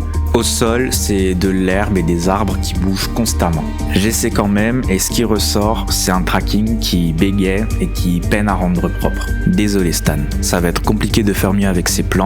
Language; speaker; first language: French; native; French